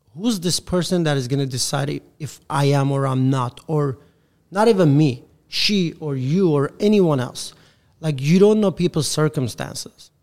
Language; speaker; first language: English; non-native, fluent; Persian